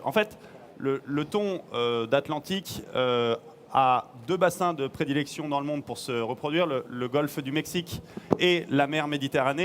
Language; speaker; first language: French; native; French